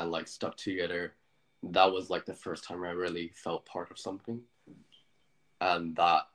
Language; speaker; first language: English; native; English